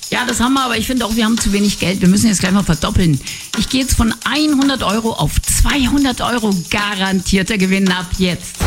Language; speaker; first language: German; native; German